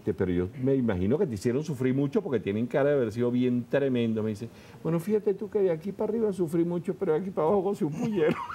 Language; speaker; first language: Spanish; native; Spanish